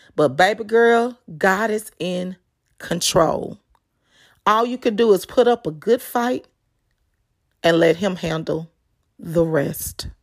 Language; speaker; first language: English; native; English